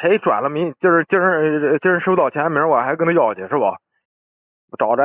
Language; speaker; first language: Chinese; native; Chinese